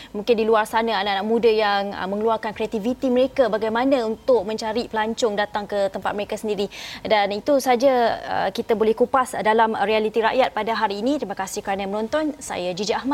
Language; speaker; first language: Malay; native; Malay